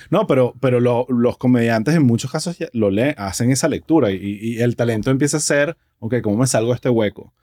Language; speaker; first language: Spanish; native; Spanish